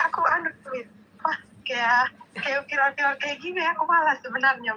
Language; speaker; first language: Indonesian; native; Indonesian